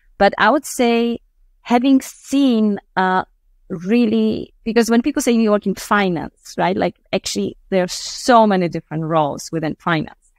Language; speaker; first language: English; non-native, fluent; Polish